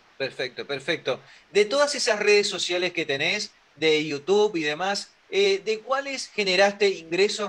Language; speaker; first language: Spanish; native; Spanish